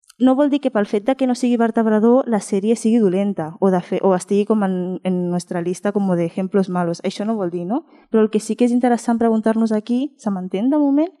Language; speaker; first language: Catalan; non-native, fluent; Spanish